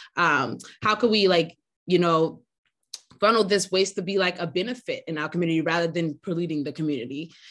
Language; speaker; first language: English; native; English